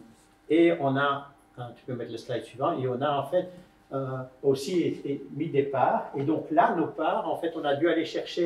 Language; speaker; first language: French; native; French